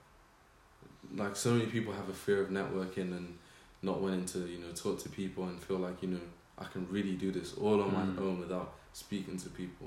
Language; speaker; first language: English; native; English